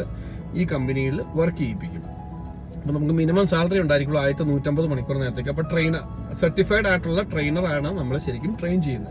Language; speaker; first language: Malayalam; native; Malayalam